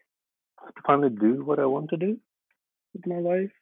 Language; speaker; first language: English; non-native, fluent; Russian